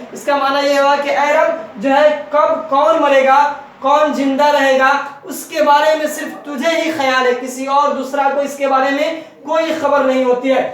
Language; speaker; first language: Urdu; native; Urdu